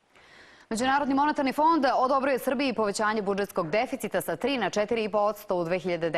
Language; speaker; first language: Serbian; native; Serbian